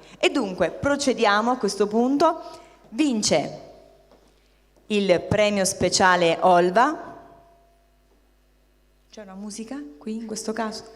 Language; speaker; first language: Italian; native; Italian